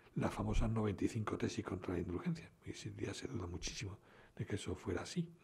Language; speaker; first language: Spanish; native; Spanish